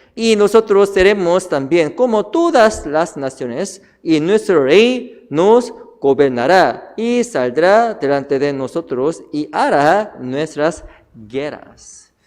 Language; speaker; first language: Spanish; non-native, learner; Korean